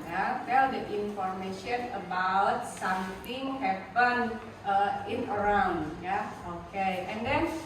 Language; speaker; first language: English; non-native, fluent; Indonesian